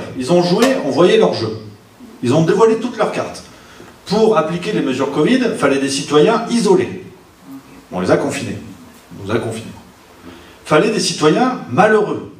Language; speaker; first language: French; native; French